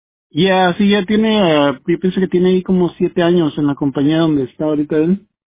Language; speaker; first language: Spanish; native; Spanish